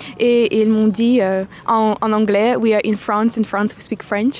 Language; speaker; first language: French; non-native, fluent; Italian